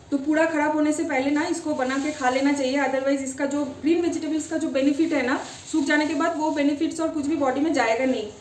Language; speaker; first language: Hindi; non-native, local second language; Bangla